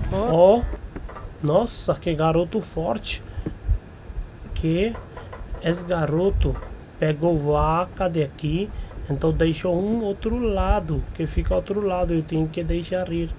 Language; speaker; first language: Portuguese; non-native, learner; Hindi